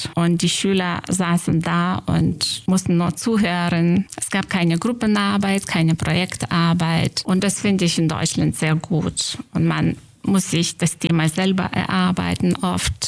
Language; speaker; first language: German; non-native, fluent; Lithuanian